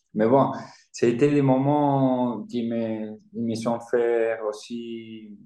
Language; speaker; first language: French; non-native, learner; Spanish